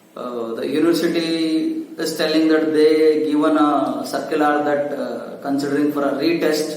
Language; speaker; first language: English; non-native, local second language; Kannada